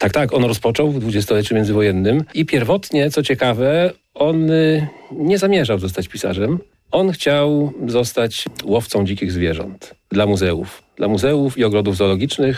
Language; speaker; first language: Polish; native; Polish